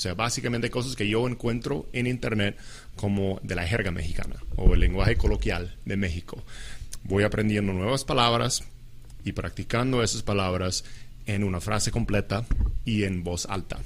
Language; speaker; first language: Spanish; non-native, fluent; English